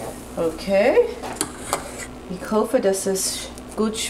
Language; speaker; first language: German; non-native, learner; English